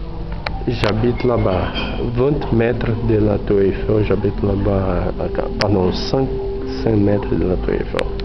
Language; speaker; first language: French; non-native, learner; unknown